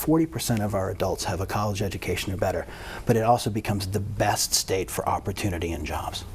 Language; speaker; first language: English; native; English